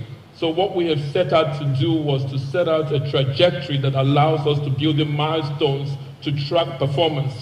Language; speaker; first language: English; non-native, local second language; Igbo